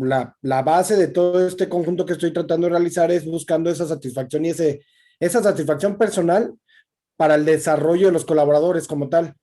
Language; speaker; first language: Spanish; native; Spanish